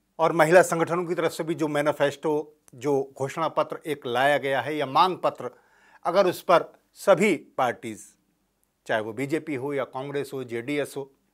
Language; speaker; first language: Hindi; native; Hindi